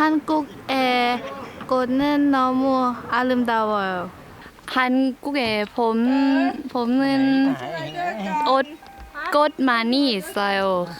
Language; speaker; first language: Korean; non-native, learner; Thai